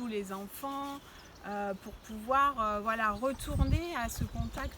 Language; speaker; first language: French; native; French